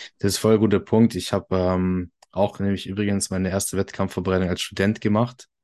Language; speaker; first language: German; early bilingual, other home language; Italian